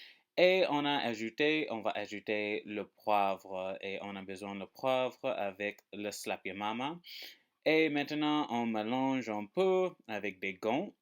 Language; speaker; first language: French; non-native, learner; English